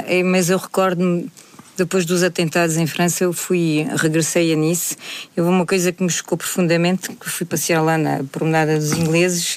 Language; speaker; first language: Portuguese; native; Portuguese